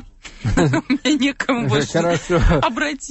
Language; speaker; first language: Russian; native; Russian